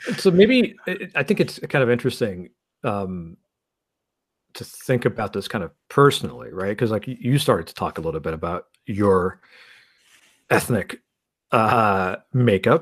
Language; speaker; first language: English; early bilingual, other home language; Spanish